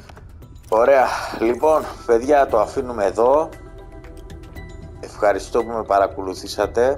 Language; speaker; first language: Greek; native; Greek